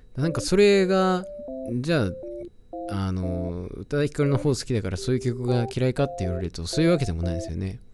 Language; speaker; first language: Japanese; native; Japanese